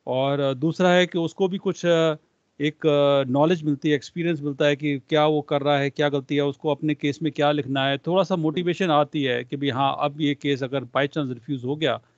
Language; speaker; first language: Hindi; non-native, local second language; Punjabi